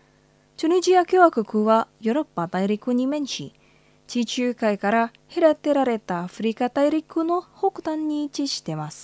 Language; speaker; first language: Japanese; non-native, fluent; Indonesian